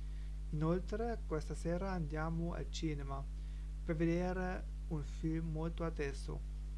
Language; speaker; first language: Italian; non-native, learner; German